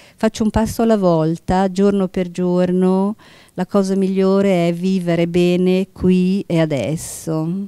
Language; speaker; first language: Italian; native; Italian